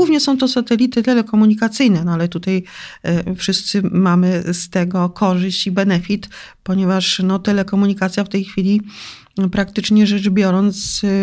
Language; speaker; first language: Polish; native; Polish